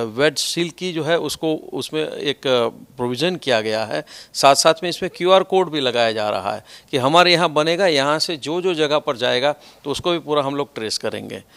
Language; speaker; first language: Hindi; non-native, local second language; Gujarati